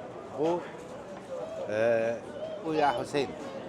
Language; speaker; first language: Turkish; non-native, learner; Arabic